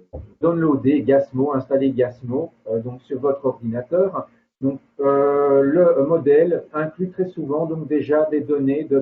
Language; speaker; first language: French; native; French